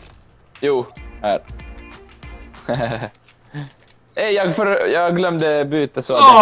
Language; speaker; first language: Swedish; non-native, local second language; Finnish